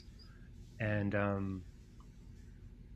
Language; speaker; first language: English; non-native, fluent; Greek